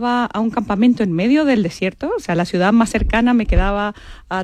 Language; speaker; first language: Spanish; native; Spanish